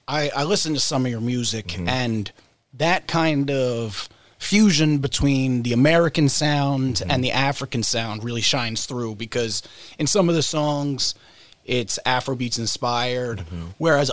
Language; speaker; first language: English; native; English